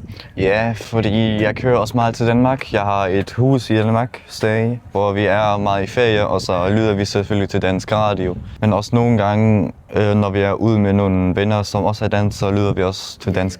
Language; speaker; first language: Danish; non-native, local second language; German